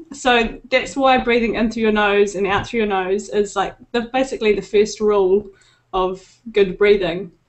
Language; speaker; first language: English; native; English